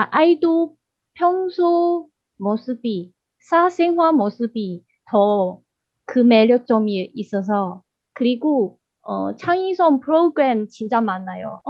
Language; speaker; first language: Korean; non-native, learner; Chinese